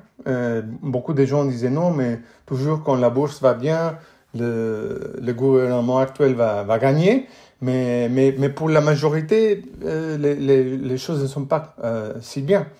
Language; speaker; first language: French; non-native, fluent; English